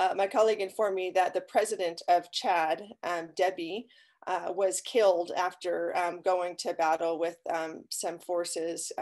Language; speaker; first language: English; native; English